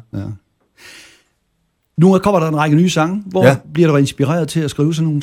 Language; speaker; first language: Danish; native; Danish